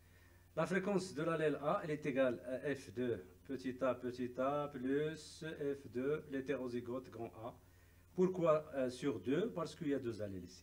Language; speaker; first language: French; non-native, local second language; Arabic